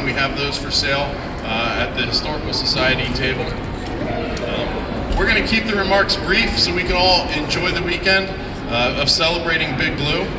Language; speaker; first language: English; native; English